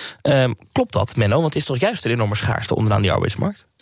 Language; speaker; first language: Dutch; native; Dutch